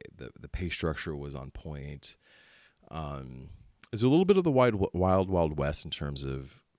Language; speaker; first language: English; early bilingual, other home language; Filipino